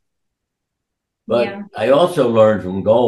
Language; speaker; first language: English; native; English